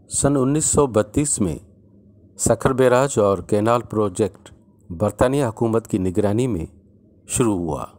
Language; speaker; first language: Urdu; non-native, local second language; Sindhi